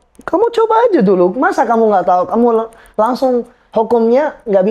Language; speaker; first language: Indonesian; non-native, fluent; Arabic